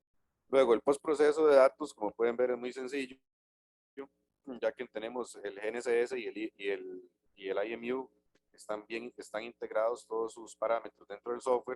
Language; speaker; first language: Spanish; native; Spanish